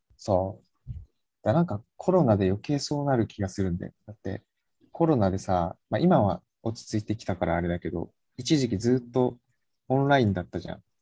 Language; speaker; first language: Japanese; native; Japanese